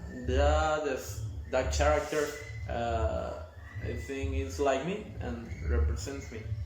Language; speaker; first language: English; non-native, learner; Spanish